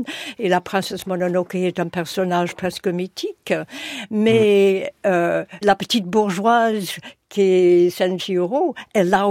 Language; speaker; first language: French; non-native, fluent; English